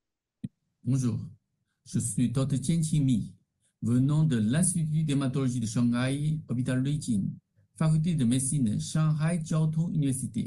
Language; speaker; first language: French; non-native, fluent; Chinese